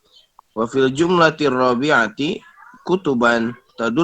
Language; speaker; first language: Arabic; non-native, learner; Indonesian